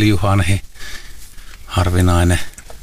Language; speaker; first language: Finnish; native; Finnish